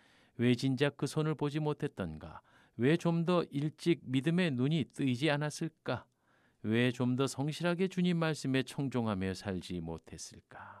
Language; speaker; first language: Korean; native; Korean